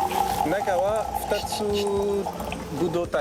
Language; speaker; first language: Japanese; non-native, learner; French